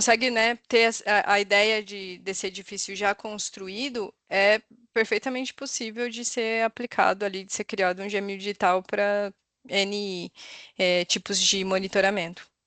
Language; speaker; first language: Portuguese; native; Portuguese